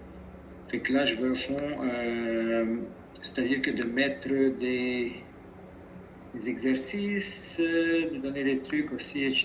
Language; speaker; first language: French; native; French